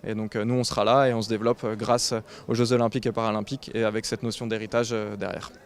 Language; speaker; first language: French; native; French